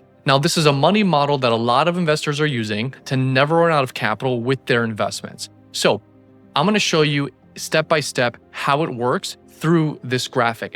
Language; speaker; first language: English; native; English